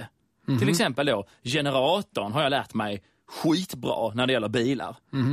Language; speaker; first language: Swedish; native; Swedish